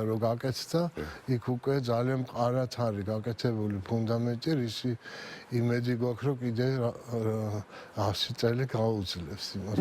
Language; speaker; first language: Georgian; native; Georgian